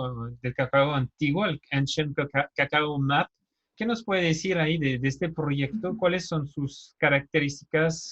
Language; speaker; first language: Spanish; native; Spanish